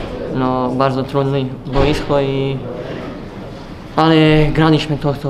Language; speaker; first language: Polish; non-native, learner; Serbian